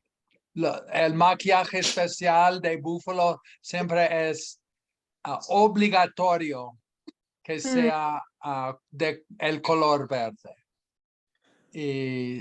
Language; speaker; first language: Spanish; non-native, fluent; English